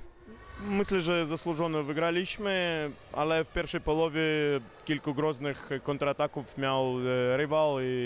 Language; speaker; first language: Polish; non-native, fluent; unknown